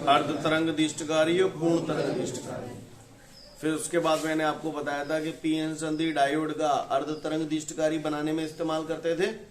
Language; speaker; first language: Hindi; native; Hindi